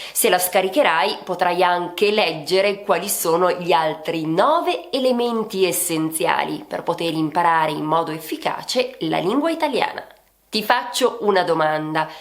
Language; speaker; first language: Italian; native; Italian